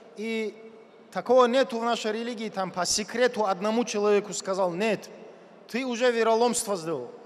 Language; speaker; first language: Russian; non-native, local second language; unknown